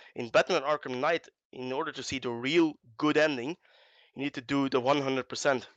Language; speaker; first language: English; non-native, fluent; Dutch